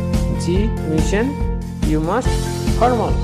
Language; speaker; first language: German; non-native, learner; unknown